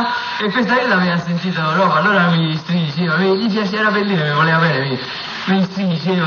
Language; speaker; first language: Italian; native; Italian